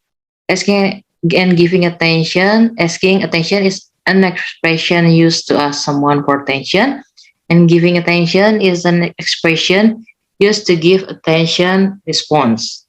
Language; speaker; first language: English; non-native, learner; Indonesian